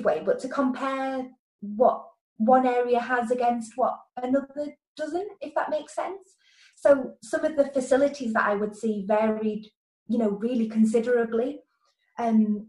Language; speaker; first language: English; native; English